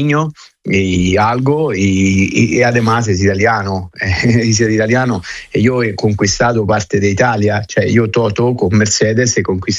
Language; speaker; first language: Spanish; non-native, fluent; Italian